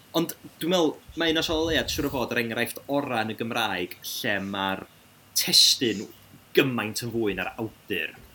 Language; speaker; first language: Welsh; native; Welsh